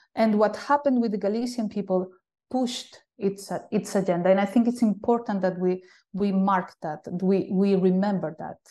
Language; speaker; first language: English; non-native, fluent; Galician